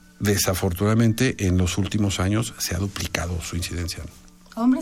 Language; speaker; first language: Spanish; native; Spanish